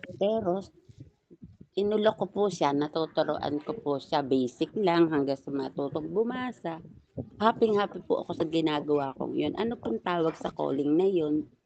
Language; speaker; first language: Filipino; native; Filipino